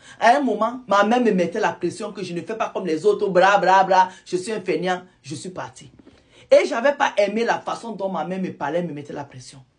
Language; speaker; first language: French; non-native, local second language; Lingala